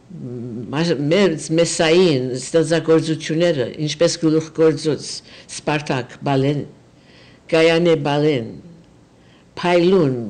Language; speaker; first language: Armenian; early bilingual, heritage; Armenian